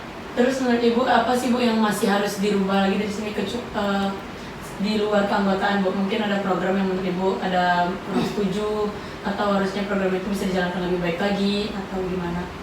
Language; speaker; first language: Indonesian; non-native, local second language; Minangkabau